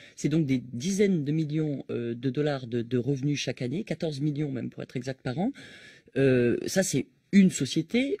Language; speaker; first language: French; native; French